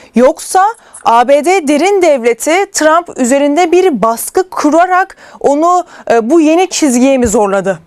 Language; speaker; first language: Turkish; native; Turkish